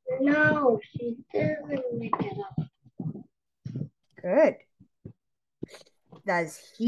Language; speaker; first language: English; non-native, learner; Vietnamese